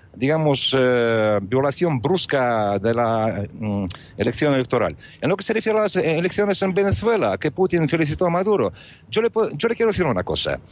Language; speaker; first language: Spanish; non-native, fluent; Russian